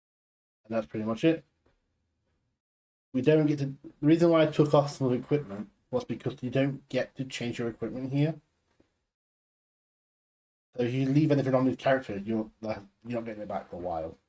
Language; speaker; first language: English; native; English